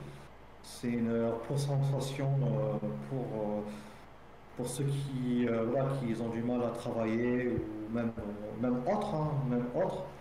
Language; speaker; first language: French; native; French